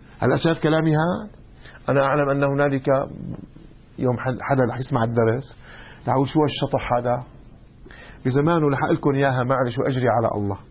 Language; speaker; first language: Arabic; native; Arabic